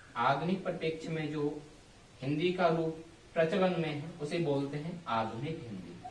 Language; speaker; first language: Hindi; native; Hindi